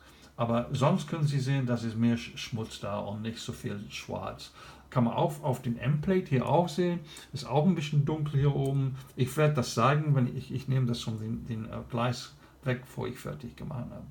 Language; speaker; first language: German; non-native, learner; English